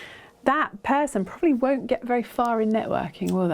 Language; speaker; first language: English; native; English